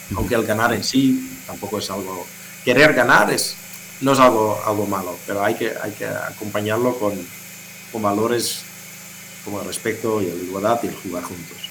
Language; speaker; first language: Spanish; non-native, fluent; Dutch